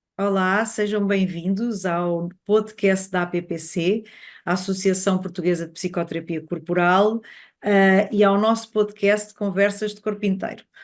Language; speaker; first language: Portuguese; native; Portuguese